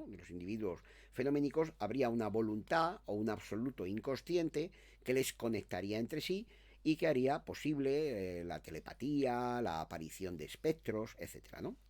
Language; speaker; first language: Spanish; native; Spanish